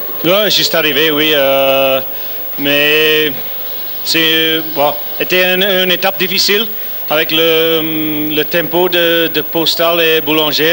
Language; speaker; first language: French; non-native, learner; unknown